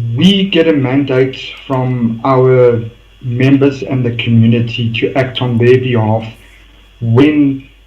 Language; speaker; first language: English; non-native, local second language; Afrikaans